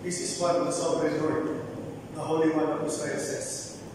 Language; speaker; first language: English; non-native, local second language; Filipino